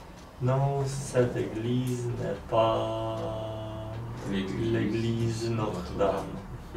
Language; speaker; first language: French; non-native, learner; Polish